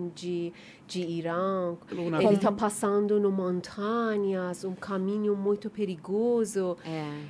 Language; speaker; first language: Portuguese; non-native, fluent; Persian